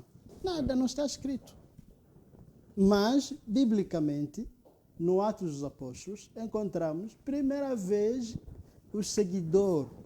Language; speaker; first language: Portuguese; non-native, local second language; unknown